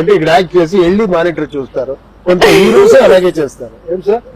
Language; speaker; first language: Telugu; non-native, learner; Kannada